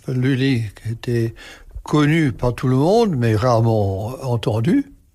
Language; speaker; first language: French; non-native, fluent; English